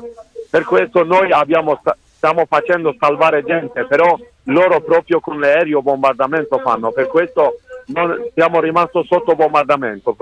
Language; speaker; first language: Italian; non-native, learner; Kurdish